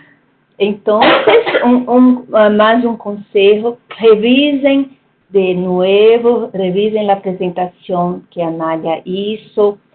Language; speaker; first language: Spanish; non-native, fluent; Portuguese